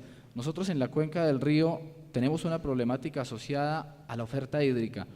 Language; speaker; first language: Spanish; native; Spanish